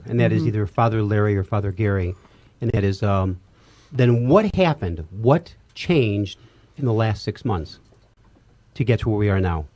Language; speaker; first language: English; native; English